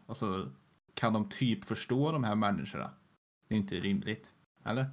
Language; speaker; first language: Swedish; native; Swedish